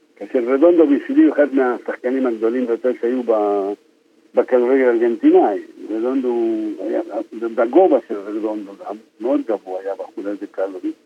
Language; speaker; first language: Hebrew; non-native, fluent; Spanish